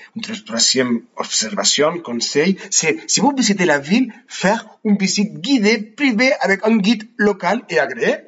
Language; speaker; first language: French; non-native, fluent; Spanish